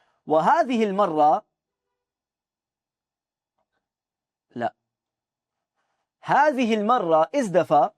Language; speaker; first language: Arabic; non-native, fluent; Urdu